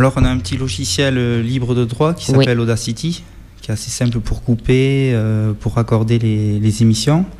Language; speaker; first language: French; native; French